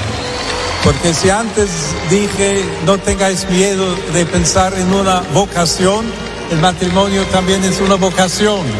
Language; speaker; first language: Spanish; non-native, fluent; English